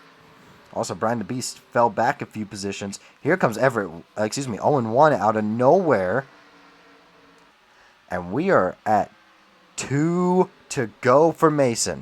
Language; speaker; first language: English; native; English